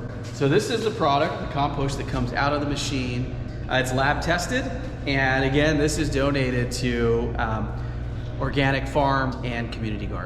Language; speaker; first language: English; native; English